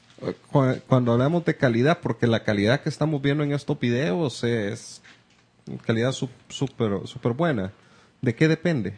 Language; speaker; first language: Spanish; native; Spanish